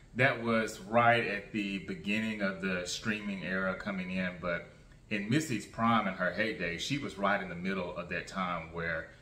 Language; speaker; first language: English; native; English